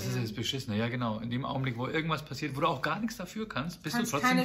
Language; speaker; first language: German; native; German